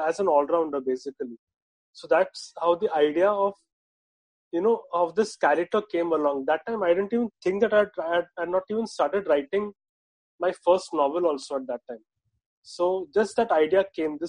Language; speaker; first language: English; non-native, local second language; Marathi